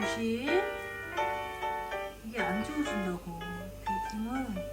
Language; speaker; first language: Korean; native; Korean